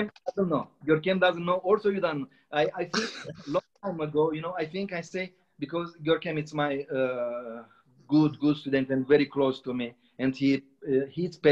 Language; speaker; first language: English; non-native, learner; Romanian